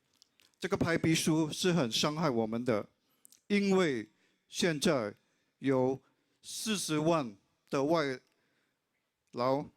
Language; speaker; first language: Chinese; non-native, local second language; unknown